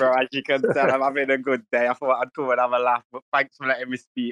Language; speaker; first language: English; native; English